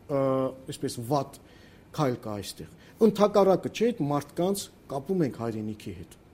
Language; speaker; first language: Armenian; native; Armenian